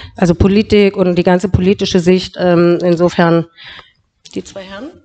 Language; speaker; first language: German; native; German